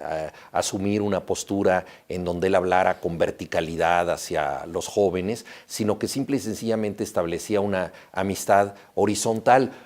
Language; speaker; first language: Spanish; native; Spanish